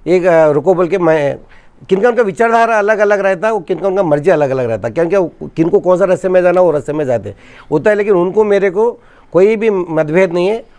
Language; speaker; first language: Hindi; non-native, local second language; Kannada